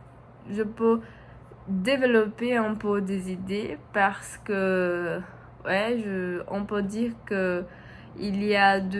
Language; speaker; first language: French; non-native, learner; Portuguese